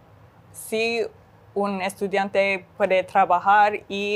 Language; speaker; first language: Spanish; non-native, fluent; English